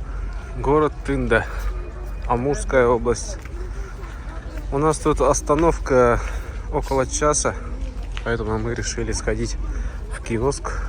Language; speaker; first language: Russian; native; Russian